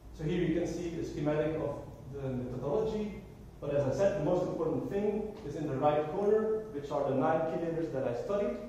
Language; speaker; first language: English; non-native, fluent; Dutch